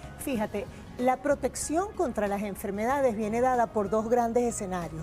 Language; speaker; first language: Spanish; native; Spanish